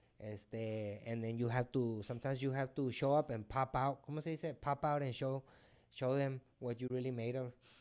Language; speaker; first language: English; early bilingual, other home language; Spanish